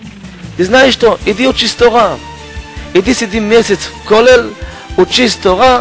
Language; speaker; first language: Russian; non-native, learner; Hebrew